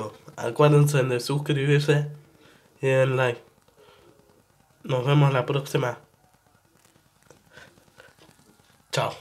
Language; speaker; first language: Spanish; native; Spanish